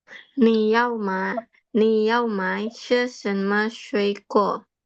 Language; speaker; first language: Chinese; non-native, learner; Indonesian